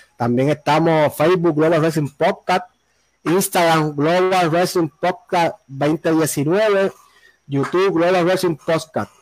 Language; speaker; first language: Spanish; native; Spanish